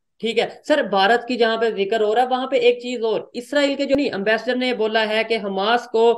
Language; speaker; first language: Urdu; native; Urdu